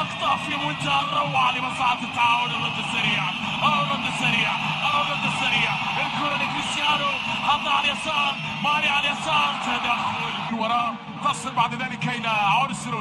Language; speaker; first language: Arabic; native; Arabic